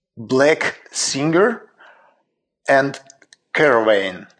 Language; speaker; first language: English; non-native, learner; Russian